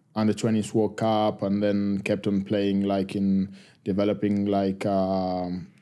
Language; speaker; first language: English; non-native, fluent; Spanish